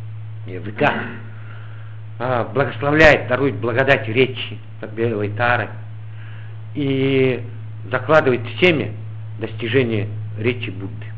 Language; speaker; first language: Russian; native; Russian